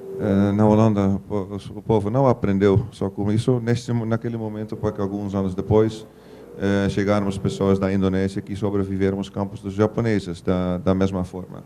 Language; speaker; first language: Portuguese; non-native, fluent; Dutch